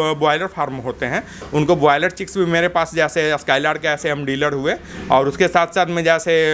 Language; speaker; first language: Hindi; native; Hindi